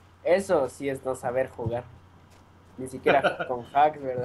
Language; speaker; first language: Spanish; native; Spanish